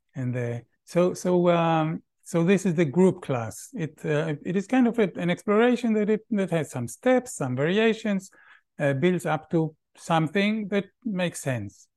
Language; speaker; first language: English; non-native, fluent; Hebrew